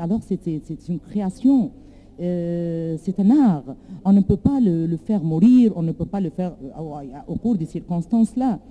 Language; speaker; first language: French; non-native, learner; Arabic